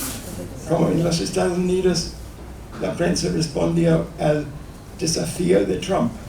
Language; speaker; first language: Spanish; non-native, fluent; English